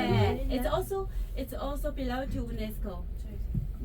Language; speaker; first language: English; non-native, learner; Chinese